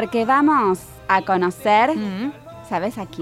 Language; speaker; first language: Spanish; native; Spanish